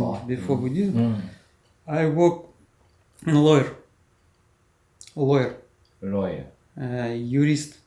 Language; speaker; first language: English; non-native, learner; Russian